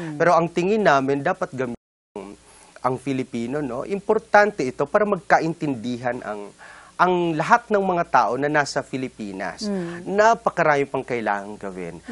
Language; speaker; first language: Filipino; non-native, local second language; Waray